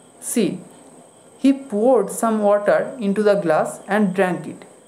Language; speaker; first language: English; non-native, local second language; Bangla